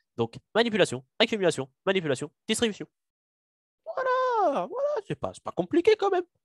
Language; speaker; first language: French; native; French